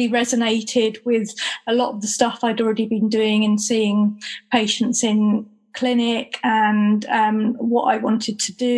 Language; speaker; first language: English; native; English